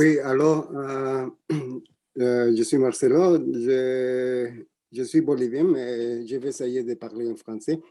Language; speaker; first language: French; non-native, learner; Spanish